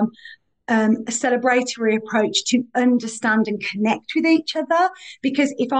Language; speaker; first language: English; native; English